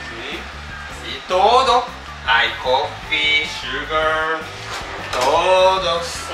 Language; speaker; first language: Spanish; non-native, learner; Japanese